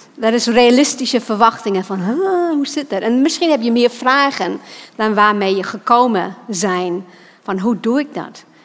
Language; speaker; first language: Dutch; non-native, fluent; English